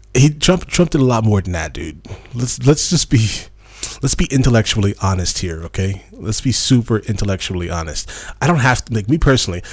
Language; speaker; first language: English; native; English